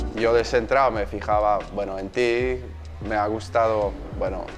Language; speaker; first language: Spanish; non-native, fluent; Slovak